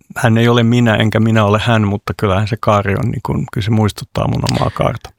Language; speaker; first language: Finnish; non-native, local second language; Swedish